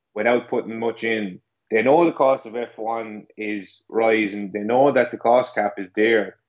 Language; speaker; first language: English; native; English